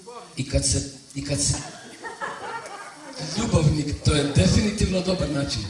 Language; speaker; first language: Croatian; native; Croatian